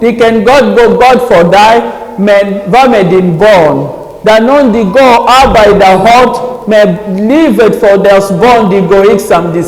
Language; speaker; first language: Swedish; non-native, learner; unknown